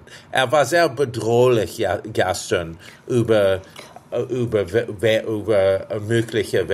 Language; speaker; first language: German; non-native, fluent; English